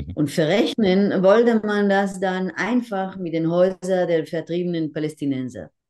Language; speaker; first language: German; non-native, fluent; Hebrew